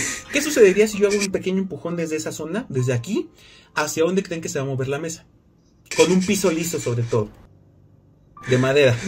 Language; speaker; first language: Spanish; native; Spanish